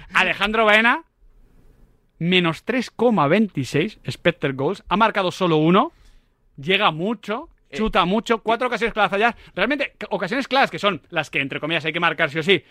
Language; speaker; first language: Spanish; native; Spanish